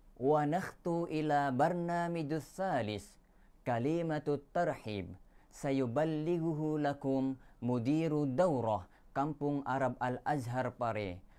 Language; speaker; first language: Arabic; non-native, learner; Indonesian